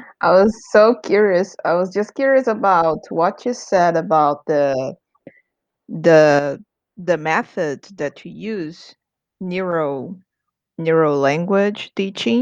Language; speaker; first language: English; non-native, fluent; Portuguese